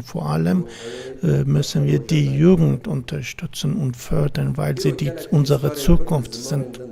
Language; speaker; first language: German; non-native, fluent; Kurdish